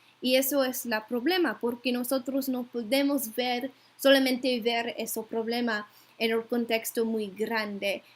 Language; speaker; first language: Spanish; non-native, learner; English